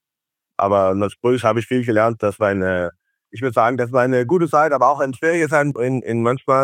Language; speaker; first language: German; non-native, fluent; Faroese